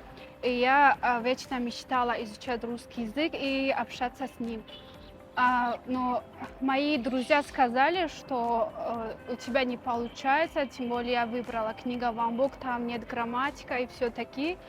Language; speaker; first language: Russian; non-native, learner; Tajik